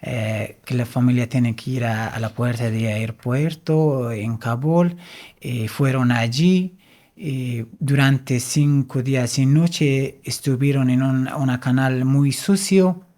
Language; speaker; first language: Spanish; non-native, fluent; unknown